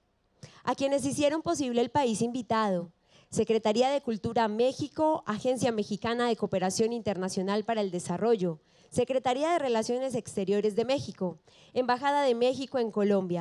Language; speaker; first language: Spanish; native; Spanish